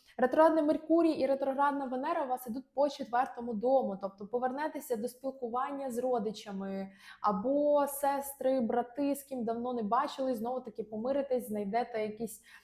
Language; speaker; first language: Ukrainian; non-native, local second language; Russian